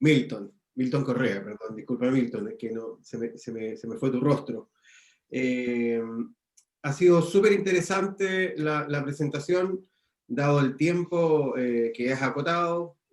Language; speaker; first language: Spanish; native; Spanish